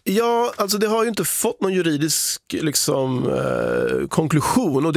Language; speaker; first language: Swedish; native; Swedish